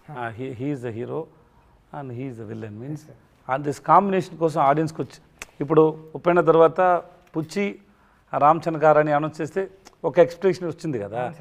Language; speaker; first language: Telugu; non-native, learner; Tamil